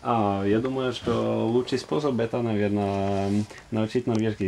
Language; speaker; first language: Russian; non-native, fluent; Norwegian